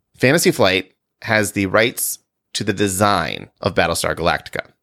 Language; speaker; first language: English; native; English